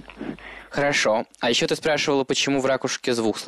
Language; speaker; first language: Russian; native; Russian